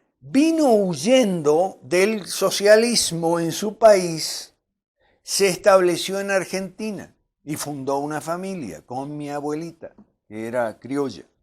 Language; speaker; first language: Spanish; native; Spanish